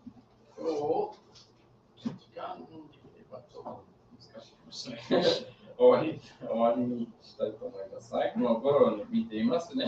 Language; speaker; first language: Japanese; non-native, fluent; English